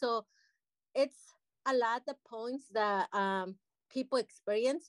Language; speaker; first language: English; non-native, learner; Spanish